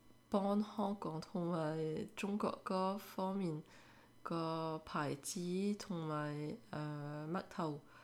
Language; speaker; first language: Cantonese; early bilingual, heritage; French